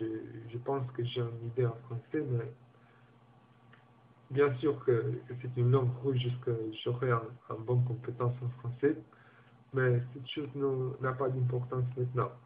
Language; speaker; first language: French; non-native, learner; Romanian